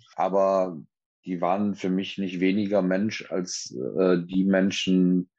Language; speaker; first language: German; native; German